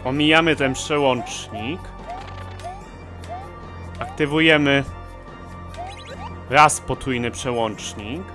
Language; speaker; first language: Polish; native; Polish